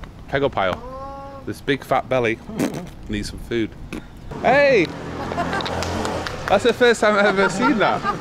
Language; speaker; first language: English; native; English